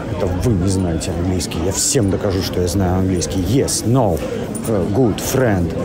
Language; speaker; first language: Russian; native; Russian